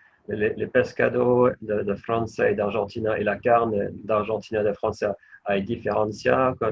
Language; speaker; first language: Spanish; non-native, learner; French